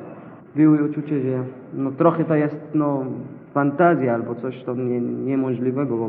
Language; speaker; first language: Polish; non-native, learner; Arabic